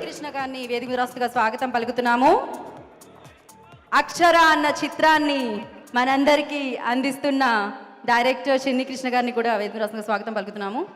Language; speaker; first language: Telugu; native; Telugu